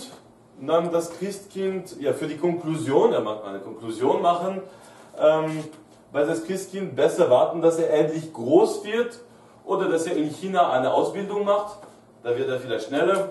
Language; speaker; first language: German; non-native, fluent; French